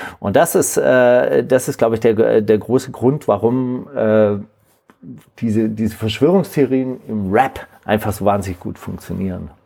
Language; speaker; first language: German; native; German